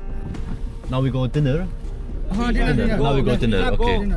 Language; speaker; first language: English; non-native, learner; German